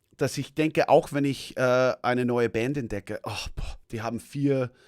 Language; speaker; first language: German; non-native, fluent; English